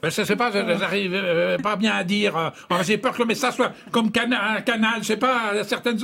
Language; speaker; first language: French; native; French